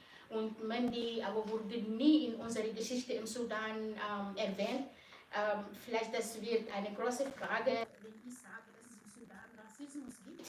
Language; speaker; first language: German; non-native, fluent; Arabic